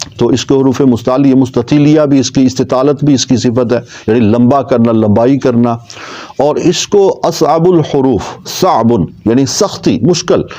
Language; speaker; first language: Urdu; non-native, local second language; Punjabi